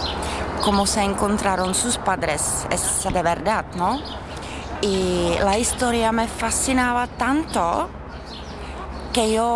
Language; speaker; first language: Spanish; non-native, fluent; Czech